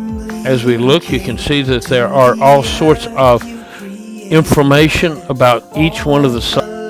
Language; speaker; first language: English; native; English